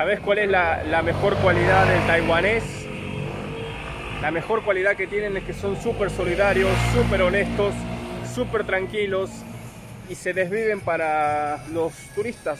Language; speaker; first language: Spanish; native; Spanish